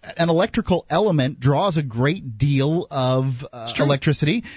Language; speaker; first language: English; native; English